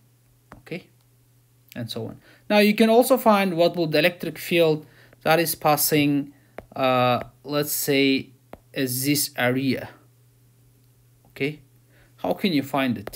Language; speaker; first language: English; non-native, fluent; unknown